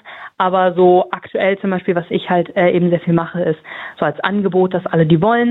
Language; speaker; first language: German; native; German